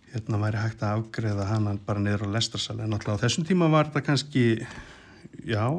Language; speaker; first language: Icelandic; native; Icelandic